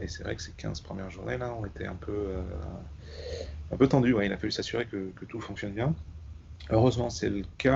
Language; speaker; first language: French; native; French